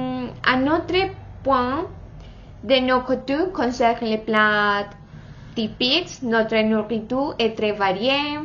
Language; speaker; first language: French; non-native, learner; Spanish